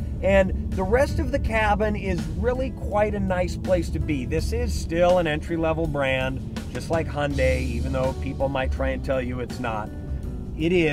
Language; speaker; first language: English; native; English